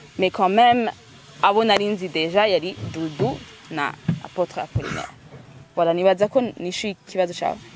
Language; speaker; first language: Rundi; early bilingual, heritage; Rundi